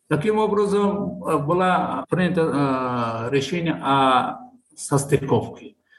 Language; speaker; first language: Russian; non-native, local second language; Tajik